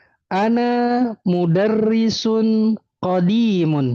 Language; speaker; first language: Arabic; non-native, fluent; Indonesian